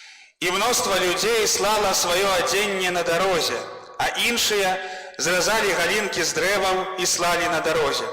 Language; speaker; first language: Belarusian; native; Belarusian